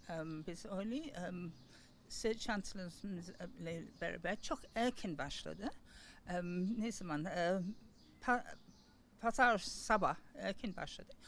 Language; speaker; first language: Turkish; non-native, learner; English